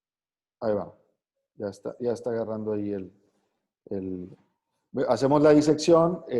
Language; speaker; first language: Spanish; native; Spanish